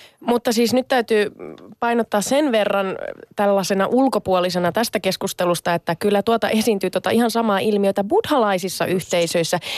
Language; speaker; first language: Finnish; early bilingual, other home language; Sinhala